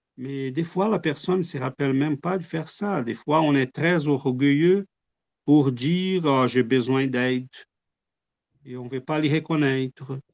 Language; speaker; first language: French; non-native, fluent; Portuguese